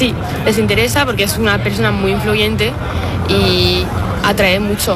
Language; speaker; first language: Spanish; non-native, fluent; French